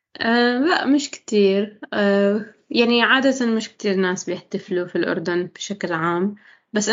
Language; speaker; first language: Arabic; non-native, learner; English